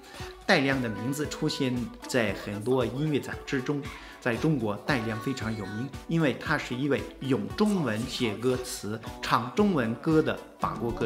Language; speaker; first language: Chinese; non-native, fluent; French